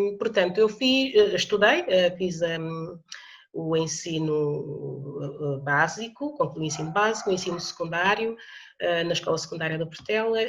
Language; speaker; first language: Portuguese; early bilingual, other home language; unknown